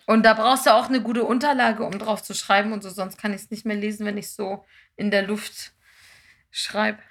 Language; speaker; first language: German; native; German